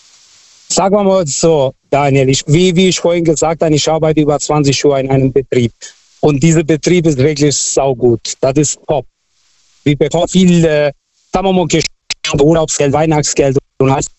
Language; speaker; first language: German; early bilingual, other home language; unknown